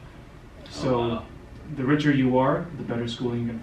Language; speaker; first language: English; non-native, local second language; Gujarati